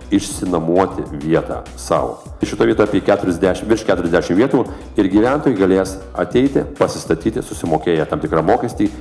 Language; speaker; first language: Lithuanian; native; Lithuanian